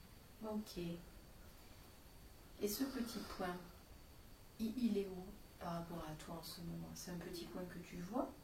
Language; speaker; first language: French; native; French